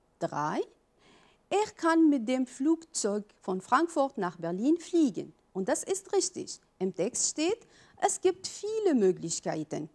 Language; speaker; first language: German; non-native, fluent; Arabic